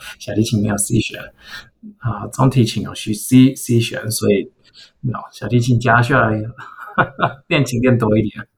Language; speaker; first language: Chinese; early bilingual, heritage; Chinese